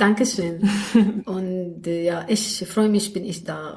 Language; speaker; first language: German; non-native, learner; Arabic